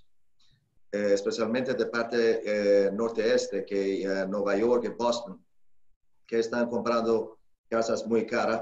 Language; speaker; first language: Spanish; non-native, learner; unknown